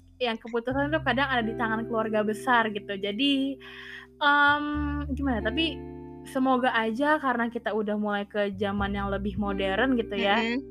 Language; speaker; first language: Indonesian; native; Indonesian